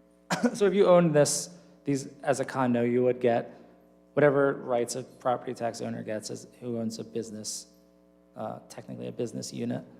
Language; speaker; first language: English; native; English